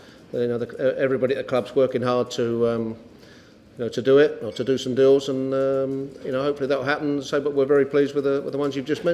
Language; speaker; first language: English; native; English